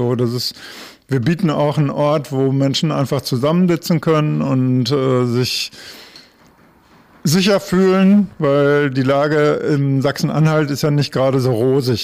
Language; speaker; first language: German; native; German